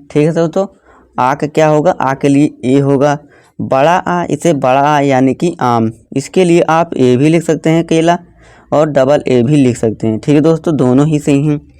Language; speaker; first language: Hindi; native; Hindi